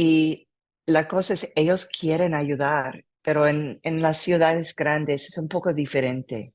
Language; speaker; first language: Spanish; non-native, learner; English